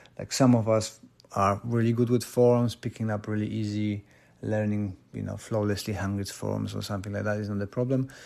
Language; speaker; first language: English; non-native, fluent; Polish